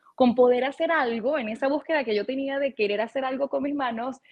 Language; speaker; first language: Spanish; native; Spanish